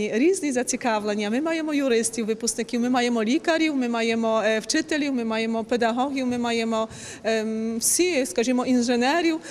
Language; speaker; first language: Ukrainian; early bilingual, heritage; Ukrainian